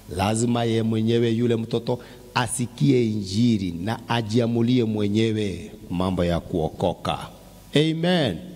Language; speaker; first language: Swahili; non-native, local second language; Kikuyu